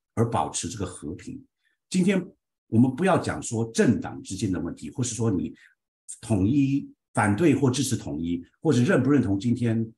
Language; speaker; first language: Chinese; early bilingual, heritage; Chinese